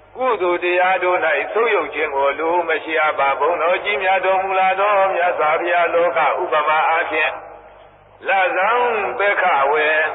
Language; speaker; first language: Burmese; native; Burmese